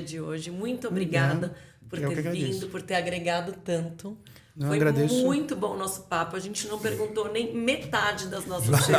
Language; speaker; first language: Portuguese; native; Portuguese